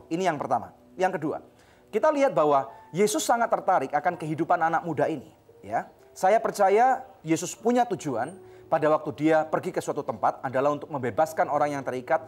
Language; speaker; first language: Indonesian; native; Indonesian